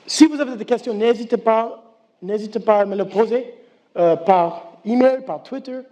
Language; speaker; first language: French; non-native, learner; English